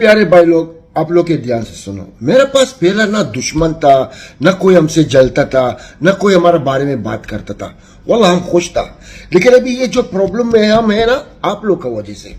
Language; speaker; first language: Hindi; non-native, learner; Arabic